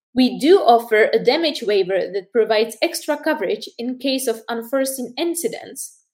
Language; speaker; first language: English; non-native, fluent; Czech